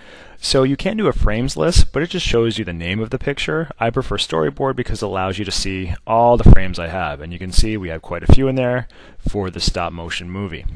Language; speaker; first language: English; native; English